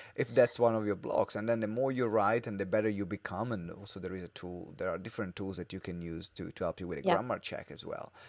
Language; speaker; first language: English; non-native, fluent; Italian